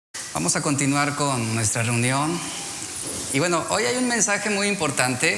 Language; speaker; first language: Spanish; native; Spanish